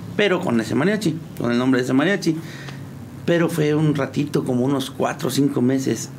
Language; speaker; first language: Spanish; native; Spanish